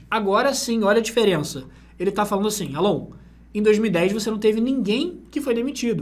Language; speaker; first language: Portuguese; native; Portuguese